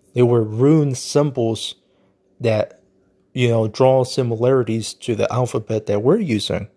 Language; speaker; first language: English; native; English